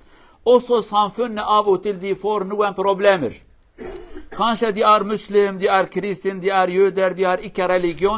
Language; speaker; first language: Norwegian; non-native, fluent; Kurdish